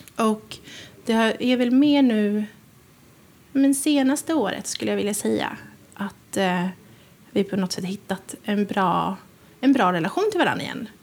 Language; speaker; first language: Swedish; native; Swedish